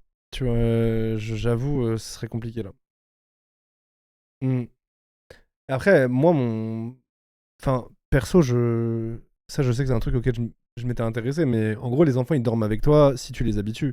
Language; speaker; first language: French; native; French